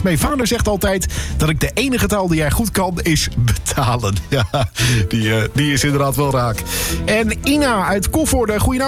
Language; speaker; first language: Dutch; native; Dutch